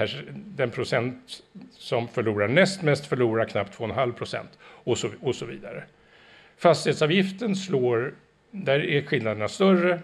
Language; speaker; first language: Swedish; native; Swedish